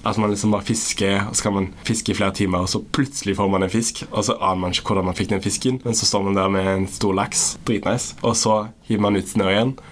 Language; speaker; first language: Norwegian; native; Norwegian